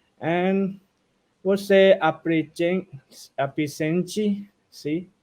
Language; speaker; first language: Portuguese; non-native, learner; Thai